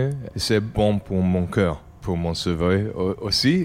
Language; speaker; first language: French; non-native, learner; English